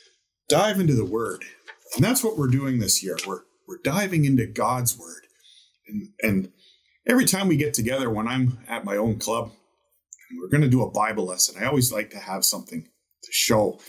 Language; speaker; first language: English; native; English